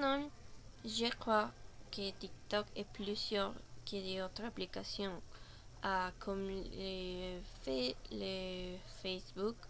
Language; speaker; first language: French; non-native, learner; Spanish